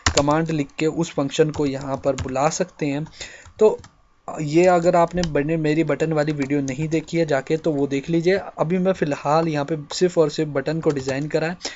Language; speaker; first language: Hindi; native; Hindi